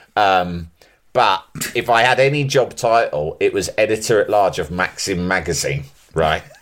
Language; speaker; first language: English; native; English